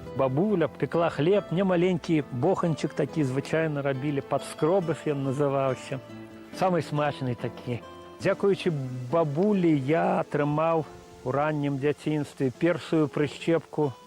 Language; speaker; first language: Belarusian; non-native, local second language; Russian